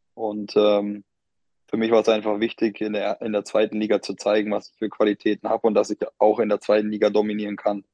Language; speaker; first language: German; native; German